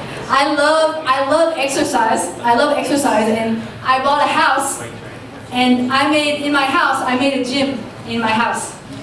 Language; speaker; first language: English; native; English